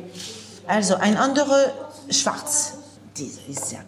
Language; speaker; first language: German; non-native, learner; French